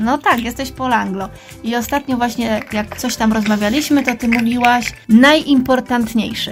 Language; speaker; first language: Polish; native; Polish